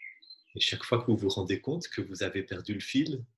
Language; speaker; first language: French; native; French